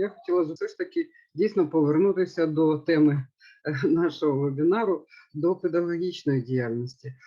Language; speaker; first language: Ukrainian; native; Ukrainian